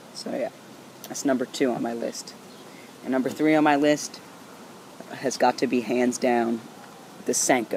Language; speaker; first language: English; native; English